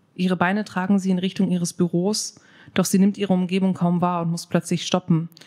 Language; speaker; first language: German; native; German